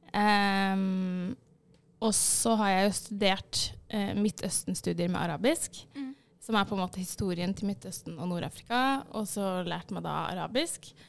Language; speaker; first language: Norwegian; early bilingual, other home language; Arabic